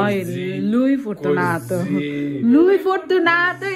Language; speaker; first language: Italian; non-native, learner; Bangla